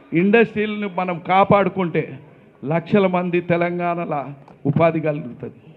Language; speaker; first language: Telugu; native; Telugu